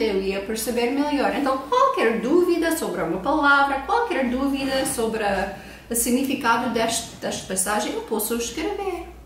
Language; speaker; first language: Portuguese; non-native, fluent; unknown